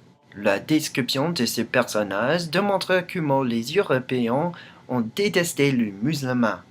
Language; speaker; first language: French; non-native, learner; English